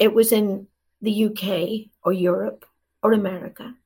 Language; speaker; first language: English; native; English